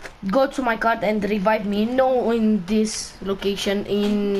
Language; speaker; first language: English; non-native, learner; Romanian